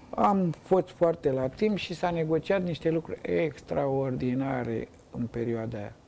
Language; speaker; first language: Romanian; native; Romanian